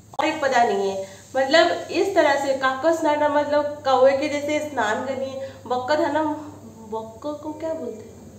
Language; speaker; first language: Hindi; non-native, local second language; Odia